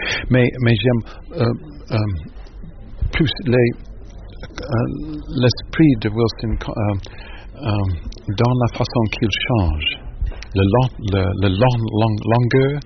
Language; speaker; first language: French; non-native, learner; English